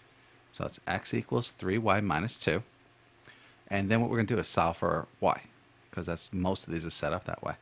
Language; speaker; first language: English; native; English